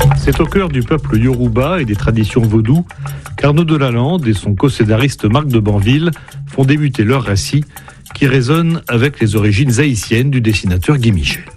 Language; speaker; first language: French; native; French